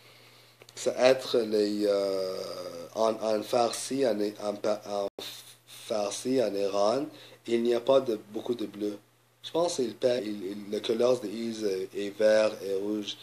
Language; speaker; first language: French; non-native, learner; English